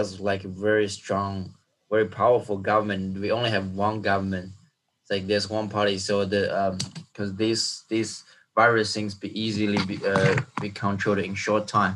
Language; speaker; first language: English; non-native, fluent; Chinese